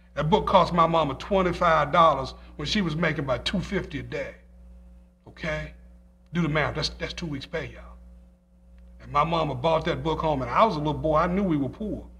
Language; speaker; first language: English; native; English